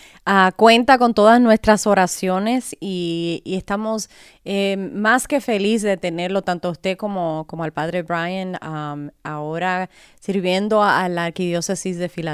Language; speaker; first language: Spanish; native; Spanish